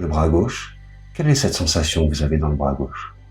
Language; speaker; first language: French; native; French